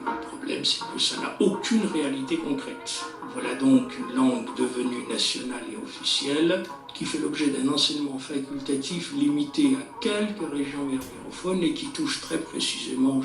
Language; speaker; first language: French; non-native, local second language; Kabyle